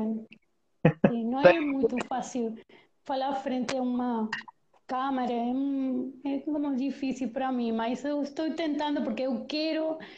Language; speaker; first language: Portuguese; non-native, learner; Spanish